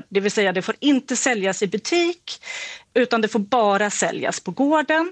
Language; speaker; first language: Swedish; native; Swedish